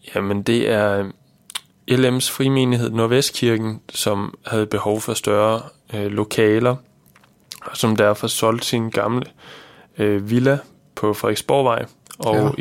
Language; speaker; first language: Danish; native; Danish